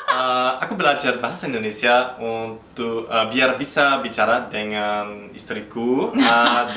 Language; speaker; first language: Indonesian; non-native, learner; German